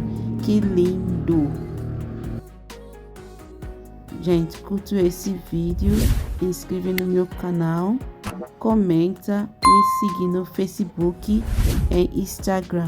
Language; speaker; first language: Portuguese; non-native, learner; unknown